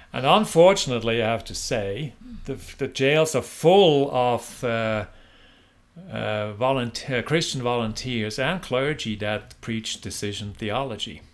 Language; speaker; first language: English; non-native, fluent; German